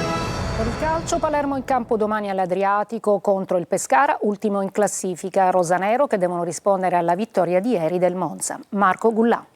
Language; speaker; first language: Italian; native; Italian